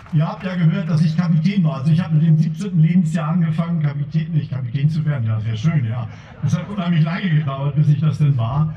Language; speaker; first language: German; native; German